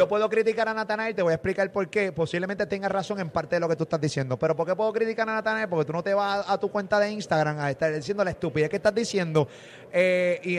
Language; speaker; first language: Spanish; native; Spanish